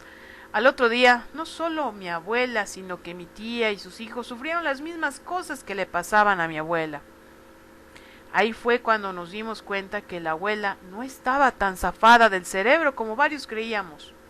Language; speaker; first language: Spanish; native; Spanish